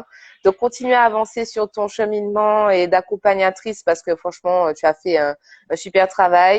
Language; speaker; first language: French; native; French